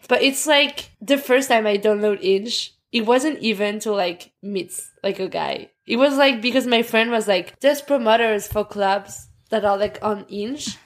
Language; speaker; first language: English; non-native, fluent; French